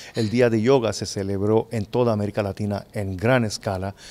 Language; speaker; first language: Spanish; non-native, fluent; Hindi